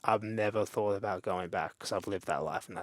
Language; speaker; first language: English; native; English